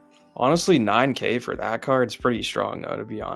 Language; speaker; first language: English; native; English